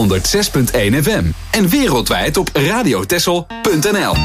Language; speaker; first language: Dutch; native; Dutch